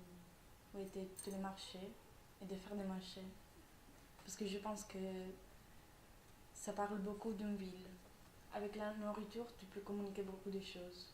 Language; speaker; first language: French; non-native, fluent; Italian